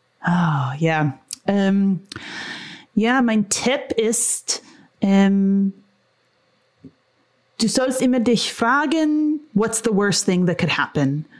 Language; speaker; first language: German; non-native, fluent; English